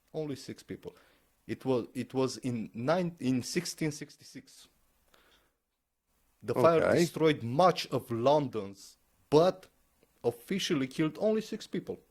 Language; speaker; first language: English; non-native, fluent; Romanian